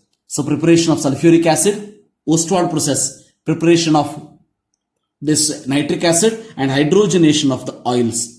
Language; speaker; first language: English; non-native, local second language; Kannada